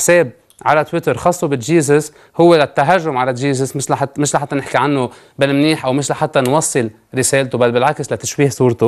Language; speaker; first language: Arabic; native; Arabic